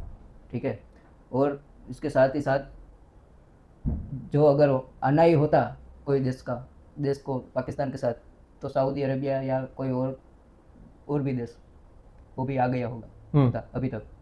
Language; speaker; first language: Hindi; non-native, local second language; Gujarati